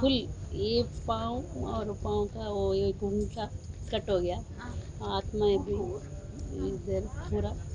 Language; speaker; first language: Hindi; non-native, local second language; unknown